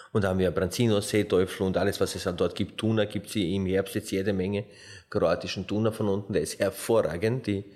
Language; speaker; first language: German; non-native, fluent; Slovenian